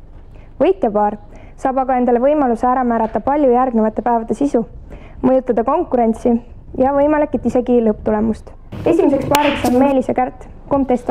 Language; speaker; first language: Estonian; native; Estonian